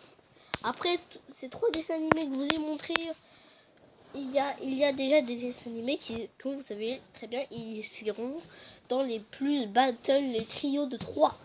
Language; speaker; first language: French; native; French